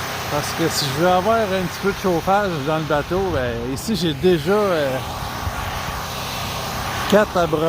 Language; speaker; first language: French; native; French